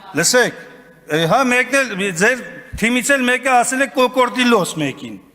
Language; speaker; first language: Armenian; native; Armenian